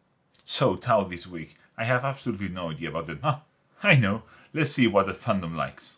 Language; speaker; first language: English; non-native, fluent; Spanish